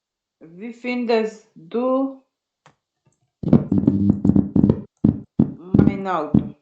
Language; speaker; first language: German; non-native, learner; Macedonian